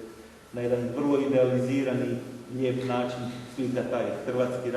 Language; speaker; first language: Croatian; native; Croatian